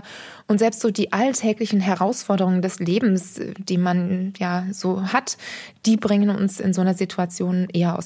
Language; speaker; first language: German; native; German